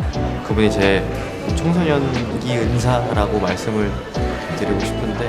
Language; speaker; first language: Korean; native; Korean